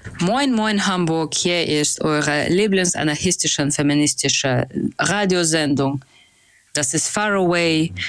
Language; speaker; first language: German; non-native, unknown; Russian